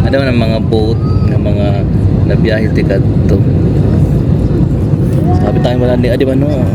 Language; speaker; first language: Filipino; non-native, local second language; Waray